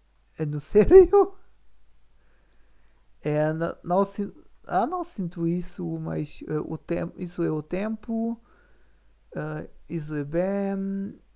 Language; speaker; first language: Portuguese; non-native, learner; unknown